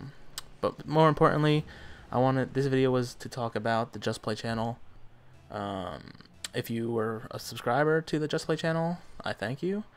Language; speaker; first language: English; native; English